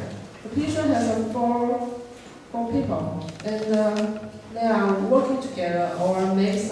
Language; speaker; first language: English; non-native, learner; Chinese